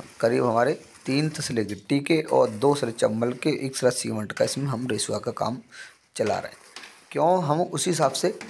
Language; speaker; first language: Hindi; native; Hindi